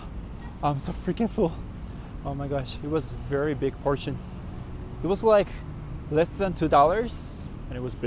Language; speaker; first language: English; non-native, fluent; Japanese